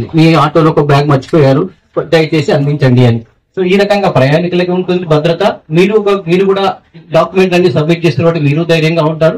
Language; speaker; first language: Telugu; native; Telugu